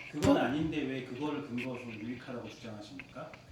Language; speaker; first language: Korean; native; Korean